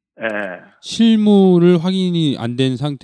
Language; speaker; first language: Korean; native; Korean